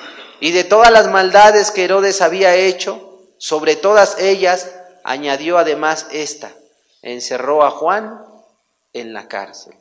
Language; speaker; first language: Spanish; native; Spanish